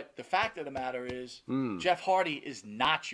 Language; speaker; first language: English; native; English